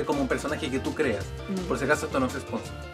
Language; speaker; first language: Spanish; native; Spanish